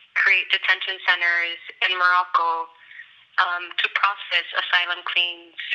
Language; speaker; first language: English; native; English